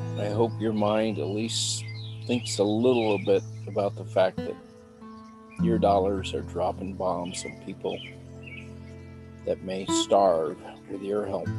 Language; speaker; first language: English; native; English